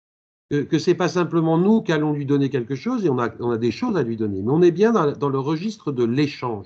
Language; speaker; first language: French; native; French